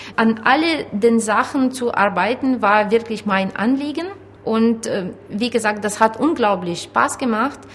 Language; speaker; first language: German; non-native, fluent; Ukrainian